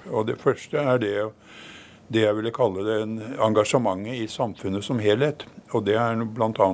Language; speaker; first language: Norwegian; native; Norwegian